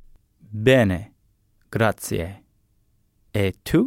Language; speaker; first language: Italian; early bilingual, heritage; English